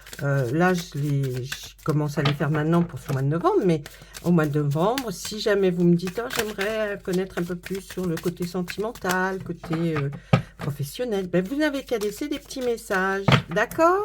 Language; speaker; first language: French; native; French